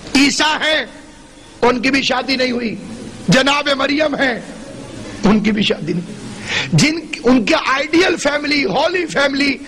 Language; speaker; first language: Urdu; non-native, local second language; Saraiki